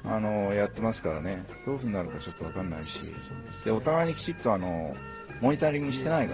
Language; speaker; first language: Japanese; native; Japanese